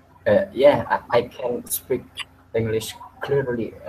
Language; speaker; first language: English; non-native, learner; Indonesian